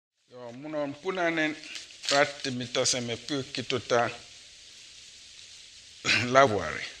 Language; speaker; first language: Finnish; non-native, learner; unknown